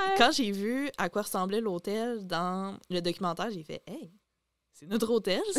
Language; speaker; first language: French; native; French